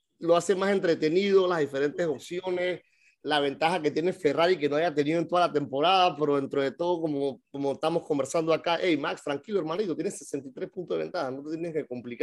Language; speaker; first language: Spanish; native; Spanish